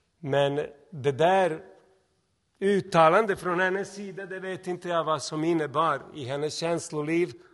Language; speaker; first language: Swedish; non-native, fluent; Serbian